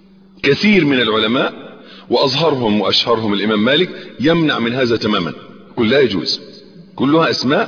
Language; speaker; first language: Arabic; native; Arabic